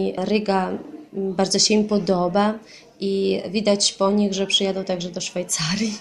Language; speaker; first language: Polish; native; Polish